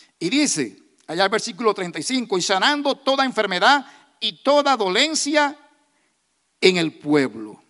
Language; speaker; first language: Spanish; native; Spanish